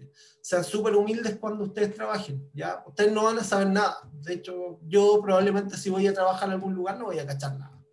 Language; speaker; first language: Spanish; native; Spanish